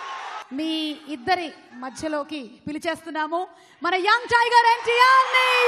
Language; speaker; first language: Telugu; native; Telugu